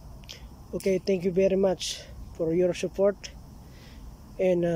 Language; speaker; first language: English; non-native, local second language; Filipino